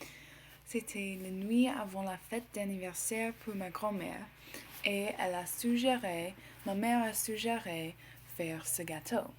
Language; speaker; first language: French; non-native, learner; English